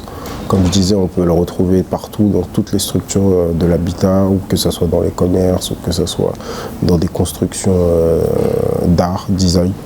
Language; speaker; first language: French; early bilingual, other home language; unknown